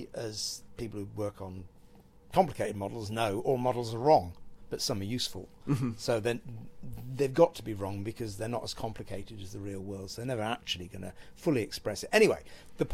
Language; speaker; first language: English; native; English